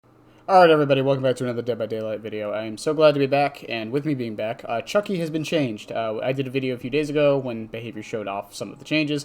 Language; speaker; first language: English; native; English